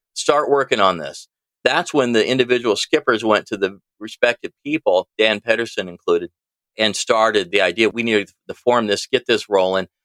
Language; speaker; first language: English; native; English